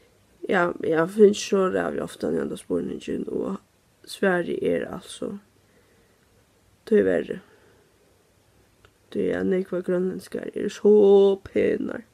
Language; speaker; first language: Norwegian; non-native, learner; Faroese